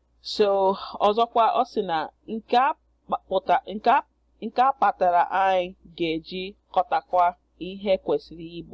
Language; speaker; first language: Igbo; non-native, learner; English